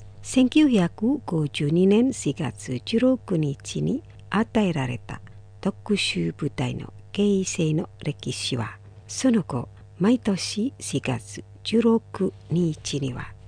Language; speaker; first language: Japanese; non-native, fluent; Indonesian